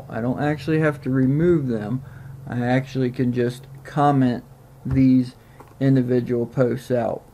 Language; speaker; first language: English; native; English